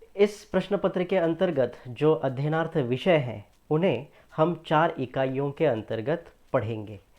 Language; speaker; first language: Hindi; non-native, local second language; Marathi